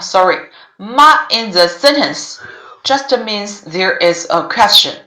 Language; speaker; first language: English; non-native, learner; Chinese